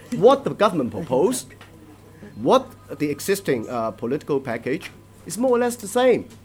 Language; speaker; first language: English; non-native, local second language; Cantonese